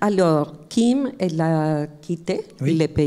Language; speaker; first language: French; non-native, fluent; Spanish